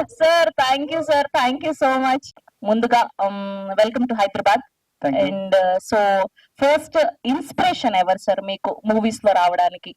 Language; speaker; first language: Telugu; native; Telugu